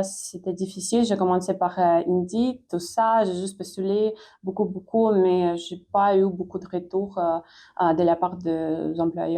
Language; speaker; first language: French; non-native, fluent; Ukrainian